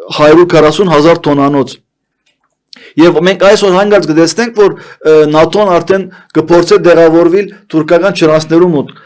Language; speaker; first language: Armenian; early bilingual, heritage; Armenian